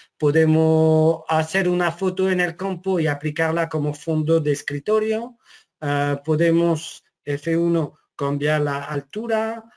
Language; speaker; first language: Spanish; non-native, fluent; French